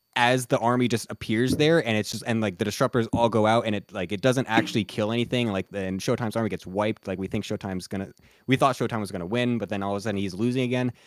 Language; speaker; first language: English; native; English